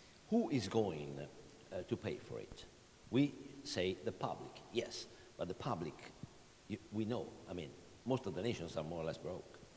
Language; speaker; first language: English; non-native, fluent; Italian